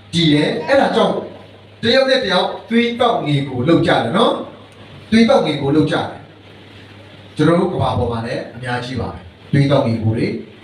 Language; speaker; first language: Burmese; non-native, local second language; Hakha Chin